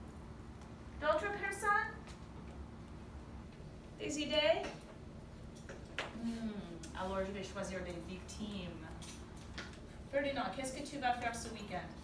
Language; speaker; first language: French; non-native, fluent; English